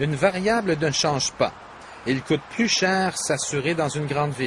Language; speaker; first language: French; native; French